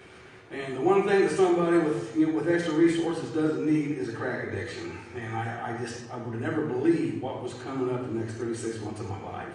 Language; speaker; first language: English; native; English